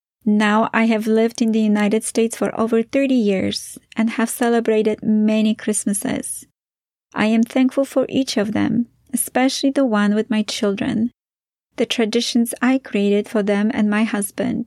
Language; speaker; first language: English; non-native, fluent; Polish